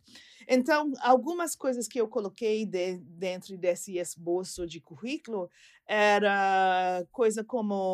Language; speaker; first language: Portuguese; non-native, fluent; English